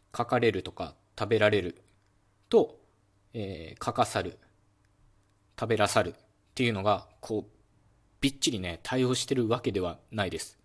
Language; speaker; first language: Japanese; native; Japanese